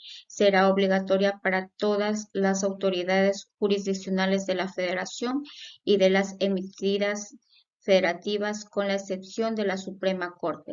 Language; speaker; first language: Spanish; native; Spanish